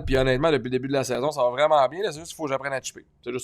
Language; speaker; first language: French; native; French